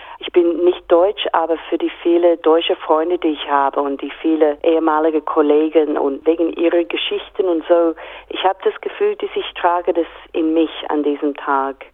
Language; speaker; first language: German; non-native, fluent; English